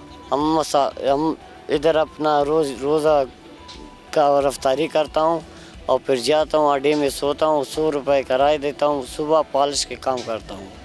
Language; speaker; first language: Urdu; non-native, learner; Pashto